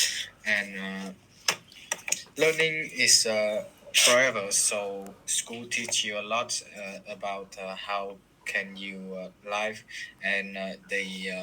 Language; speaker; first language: English; non-native, learner; Vietnamese